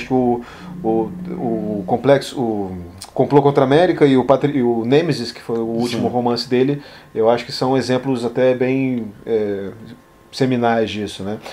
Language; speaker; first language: Portuguese; native; Portuguese